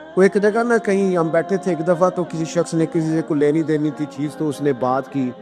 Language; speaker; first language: Urdu; non-native, local second language; Punjabi